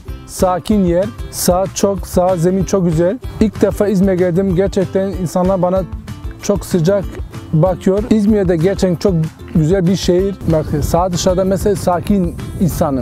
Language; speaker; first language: Turkish; early bilingual, heritage; Turkish